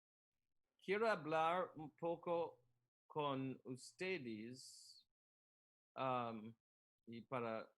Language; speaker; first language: Spanish; non-native, learner; English